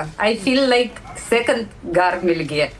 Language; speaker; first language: Hindi; non-native, learner; Russian